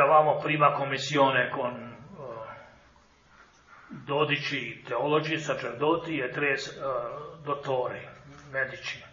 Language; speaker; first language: Italian; non-native, fluent; Croatian